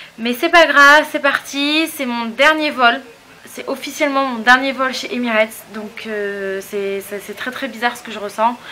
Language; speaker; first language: French; native; French